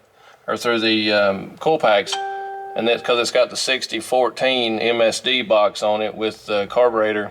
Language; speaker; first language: English; native; English